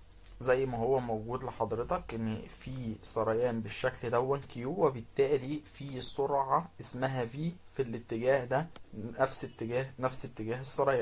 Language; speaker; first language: Arabic; native; Arabic